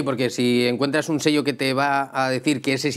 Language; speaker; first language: Spanish; native; Spanish